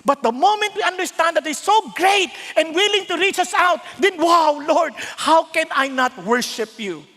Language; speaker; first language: English; non-native, local second language; Filipino